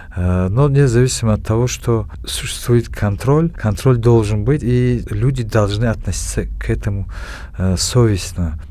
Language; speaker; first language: Russian; non-native, local second language; Tajik